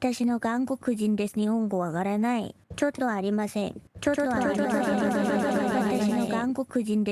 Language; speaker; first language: Japanese; non-native, learner; Korean